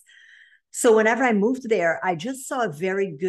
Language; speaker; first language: English; non-native, fluent; Portuguese